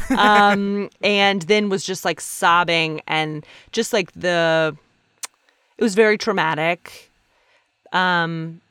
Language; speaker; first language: English; native; English